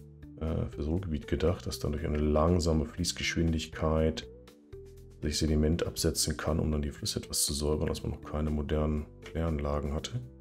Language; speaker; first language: German; native; German